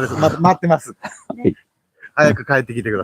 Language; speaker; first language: Japanese; native; Japanese